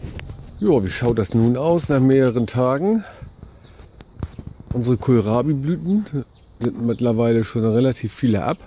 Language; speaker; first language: German; native; German